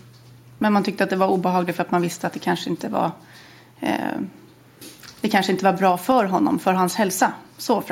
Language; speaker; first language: Swedish; native; Swedish